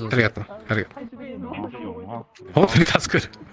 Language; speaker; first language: Japanese; non-native, learner; Spanish